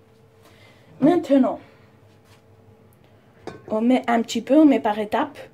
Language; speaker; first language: French; non-native, learner; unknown